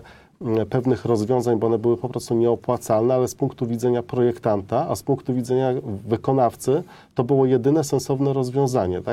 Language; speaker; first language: Polish; native; Polish